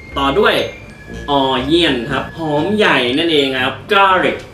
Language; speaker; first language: Thai; native; Thai